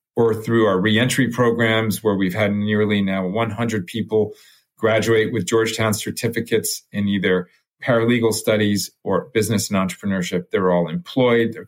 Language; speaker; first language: English; early bilingual, other home language; French